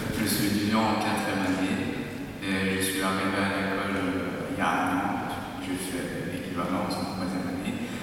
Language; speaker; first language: French; non-native, learner; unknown